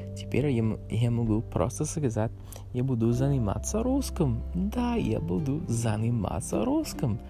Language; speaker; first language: Russian; non-native, learner; English